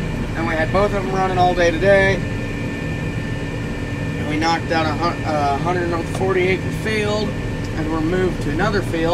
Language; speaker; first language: English; native; English